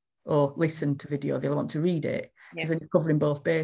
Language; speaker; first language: English; native; English